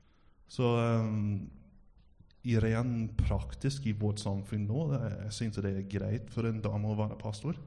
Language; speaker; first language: Norwegian; non-native, fluent; English